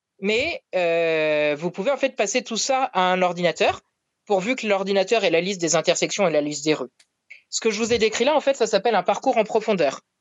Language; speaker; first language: French; native; French